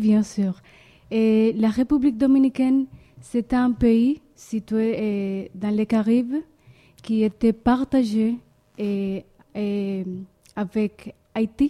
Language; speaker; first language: French; non-native, learner; Spanish